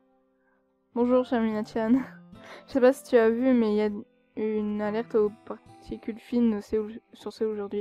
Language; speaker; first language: French; native; French